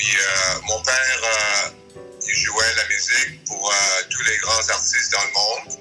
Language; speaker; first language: French; early bilingual, other home language; English